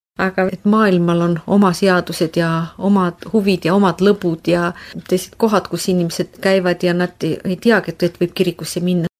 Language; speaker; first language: Estonian; native; Estonian